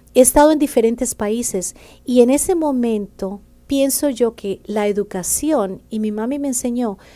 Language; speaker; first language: Spanish; native; Spanish